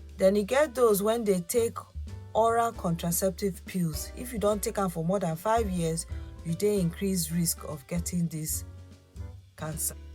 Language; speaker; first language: Nigerian Pidgin; non-native, local second language; Yoruba